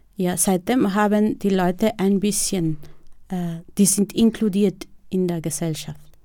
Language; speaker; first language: German; non-native, fluent; Spanish